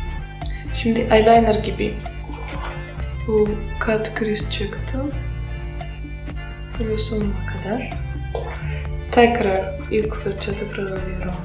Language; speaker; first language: Turkish; non-native, fluent; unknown